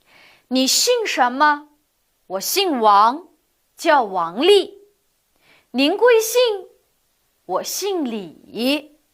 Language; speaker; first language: Chinese; non-native, fluent; Uyghur